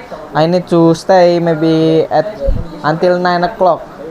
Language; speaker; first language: English; non-native, learner; Indonesian